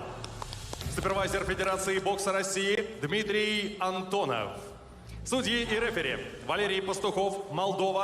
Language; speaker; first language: Russian; native; Russian